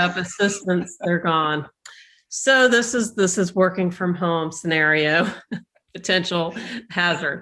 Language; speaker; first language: English; native; English